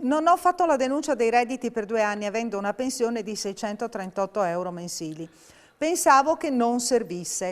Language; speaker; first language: Italian; native; Italian